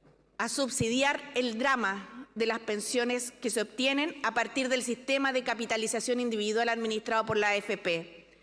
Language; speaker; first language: Spanish; native; Spanish